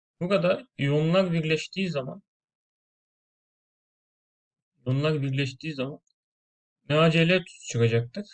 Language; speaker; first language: Turkish; native; Turkish